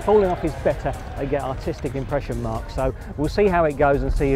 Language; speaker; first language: English; native; English